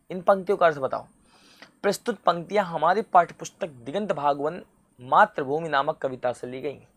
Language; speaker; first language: Hindi; native; Hindi